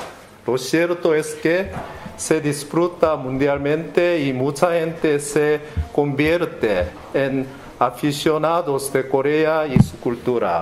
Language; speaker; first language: Spanish; non-native, learner; Korean